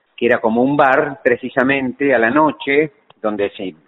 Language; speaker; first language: Spanish; native; Spanish